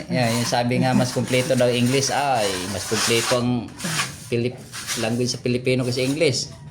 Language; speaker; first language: Filipino; non-native, local second language; Cebuano